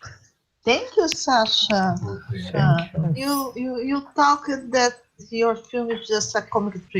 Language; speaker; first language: English; non-native, learner; Portuguese